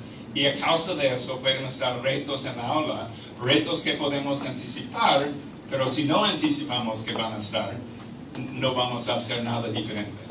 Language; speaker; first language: Spanish; non-native, fluent; English